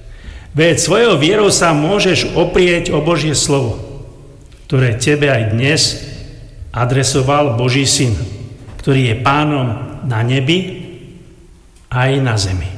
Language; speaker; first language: Slovak; native; Slovak